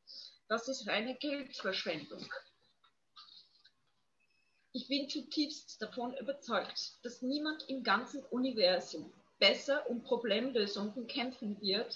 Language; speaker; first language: German; non-native, fluent; Polish